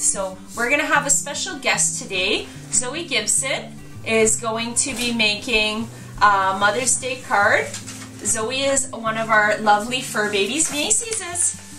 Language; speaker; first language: English; native; English